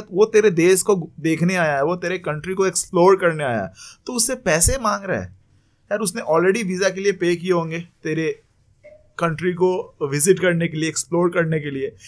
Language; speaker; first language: Hindi; native; Hindi